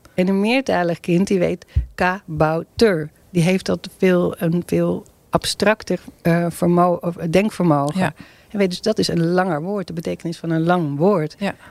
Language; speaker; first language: Dutch; native; Dutch